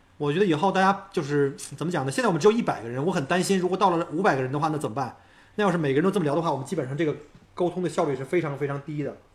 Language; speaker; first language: Chinese; native; Chinese